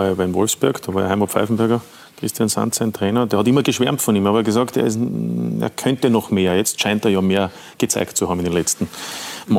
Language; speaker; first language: German; native; German